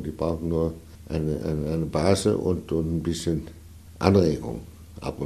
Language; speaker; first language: German; non-native, fluent; Danish